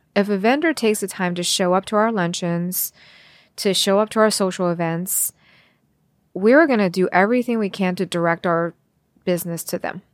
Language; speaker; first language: English; early bilingual, other home language; Chinese